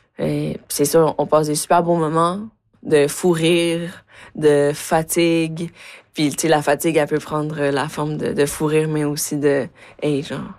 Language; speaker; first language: French; early bilingual, other home language; Spanish